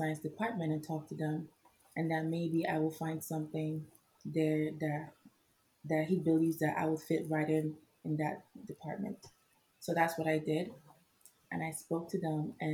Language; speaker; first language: English; non-native, local second language; Igbo